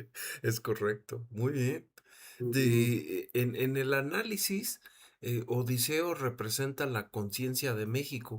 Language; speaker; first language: Spanish; native; Spanish